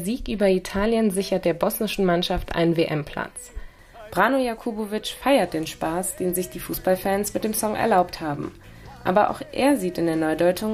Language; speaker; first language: German; native; German